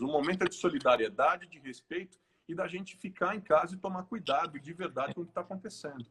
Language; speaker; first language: Portuguese; native; Portuguese